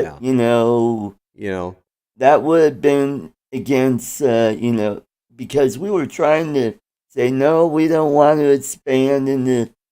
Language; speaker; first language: English; native; English